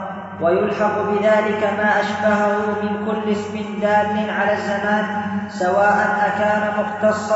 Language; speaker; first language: Arabic; native; Arabic